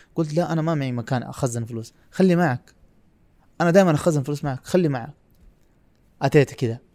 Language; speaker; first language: Arabic; non-native, fluent; Urdu